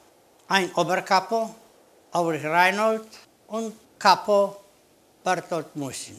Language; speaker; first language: German; non-native, learner; Polish